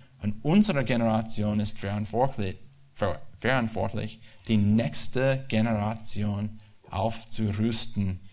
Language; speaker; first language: German; non-native, learner; English